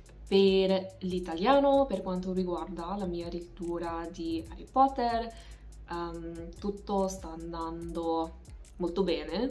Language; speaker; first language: Italian; non-native, fluent; English